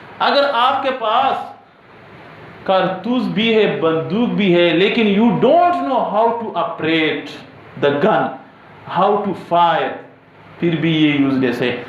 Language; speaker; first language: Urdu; non-native, local second language; Pashto